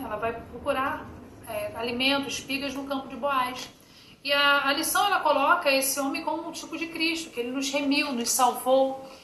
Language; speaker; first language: Portuguese; native; Portuguese